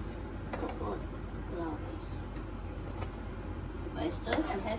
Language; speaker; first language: German; non-native, learner; Korean